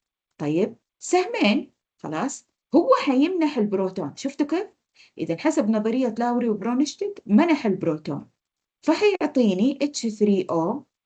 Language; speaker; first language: Arabic; native; Arabic